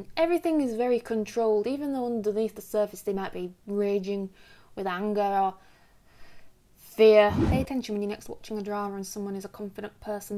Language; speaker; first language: English; native; English